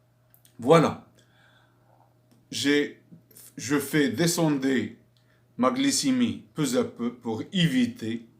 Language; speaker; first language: French; non-native, fluent; Arabic